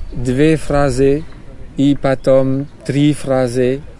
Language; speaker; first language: Russian; non-native, learner; French